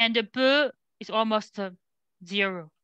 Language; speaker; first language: English; non-native, learner; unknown